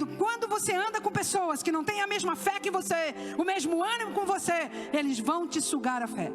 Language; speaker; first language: Portuguese; native; Portuguese